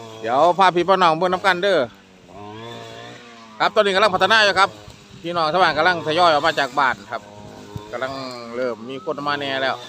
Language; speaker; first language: Thai; non-native, local second language; Northeastern Thai